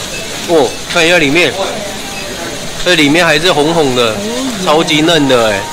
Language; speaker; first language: Chinese; native; Chinese